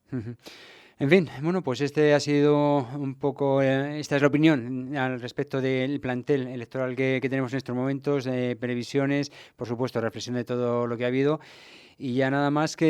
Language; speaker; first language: Spanish; native; Spanish